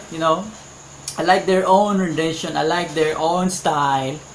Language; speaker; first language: English; non-native, local second language; Cebuano